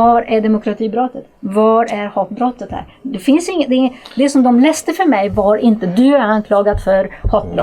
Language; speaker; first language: Swedish; non-native, fluent; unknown